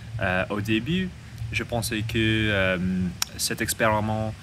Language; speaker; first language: French; non-native, learner; English